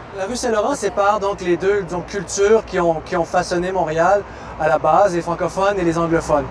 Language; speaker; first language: French; native; French